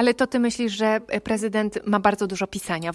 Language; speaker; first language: Polish; native; Polish